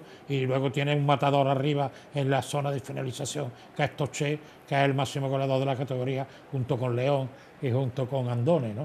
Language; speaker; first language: Spanish; native; Spanish